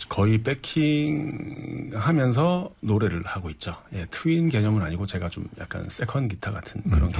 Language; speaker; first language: Korean; native; Korean